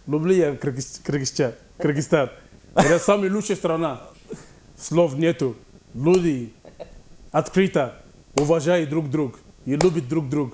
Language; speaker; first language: Russian; non-native, learner; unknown